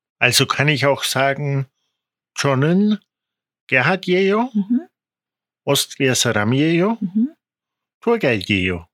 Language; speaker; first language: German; native; German